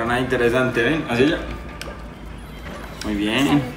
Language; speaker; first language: Spanish; native; Spanish